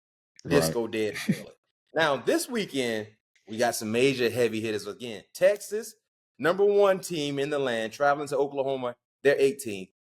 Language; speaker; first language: English; native; English